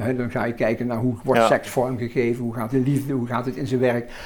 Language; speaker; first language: Dutch; native; Dutch